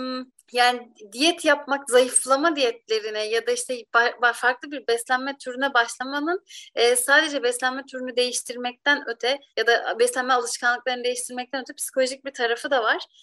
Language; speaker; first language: Turkish; native; Turkish